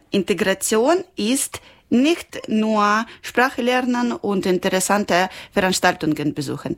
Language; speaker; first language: German; non-native, learner; Ukrainian